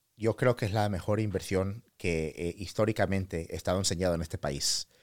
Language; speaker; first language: Spanish; early bilingual, heritage; Spanish